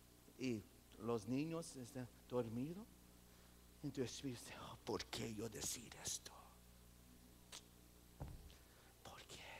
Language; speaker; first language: Spanish; non-native, local second language; English